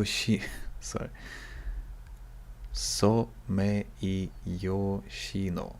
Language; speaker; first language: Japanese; non-native, learner; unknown